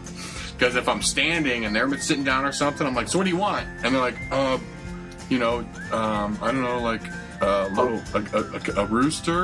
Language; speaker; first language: English; native; English